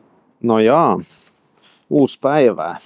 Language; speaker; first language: Finnish; non-native, fluent; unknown